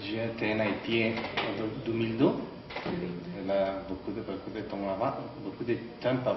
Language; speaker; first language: French; non-native, learner; Spanish